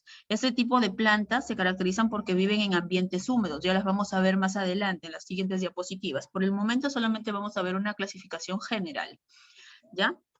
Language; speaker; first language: Spanish; native; Spanish